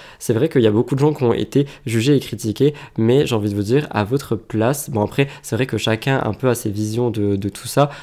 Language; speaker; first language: French; native; French